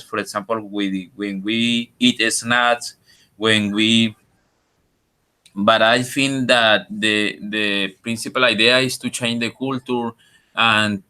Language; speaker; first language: English; non-native, learner; Spanish